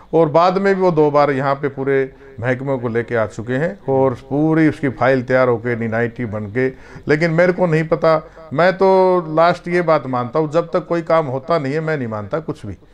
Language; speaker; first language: Hindi; native; Hindi